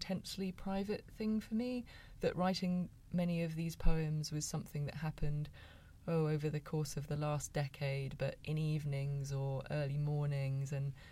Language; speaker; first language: English; native; English